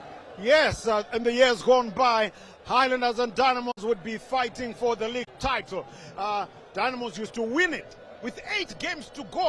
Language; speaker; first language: English; non-native, local second language; Shona